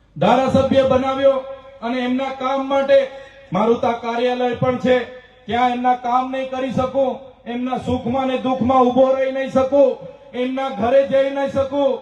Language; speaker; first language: Gujarati; non-native, local second language; Vasavi